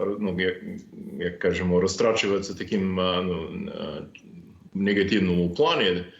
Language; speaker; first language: Ukrainian; non-native, fluent; English